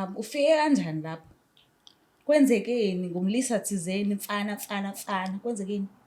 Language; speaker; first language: Zulu; native; Zulu